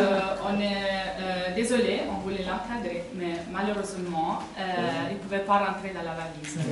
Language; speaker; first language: French; non-native, fluent; Italian